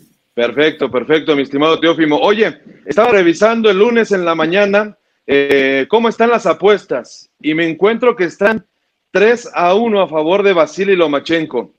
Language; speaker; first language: Spanish; native; Spanish